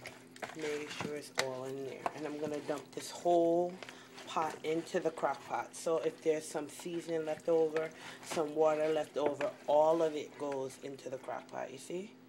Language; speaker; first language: English; native; English